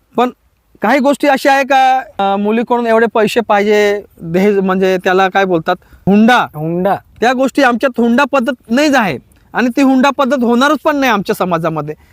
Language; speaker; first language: Marathi; non-native, local second language; Bhili